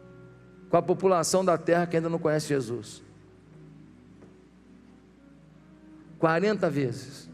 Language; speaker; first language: Portuguese; native; Portuguese